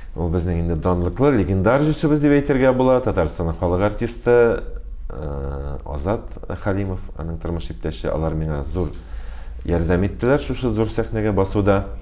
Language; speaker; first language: Tatar; native; Tatar